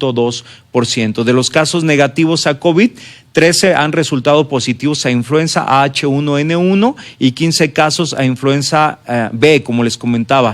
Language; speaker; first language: Spanish; native; Spanish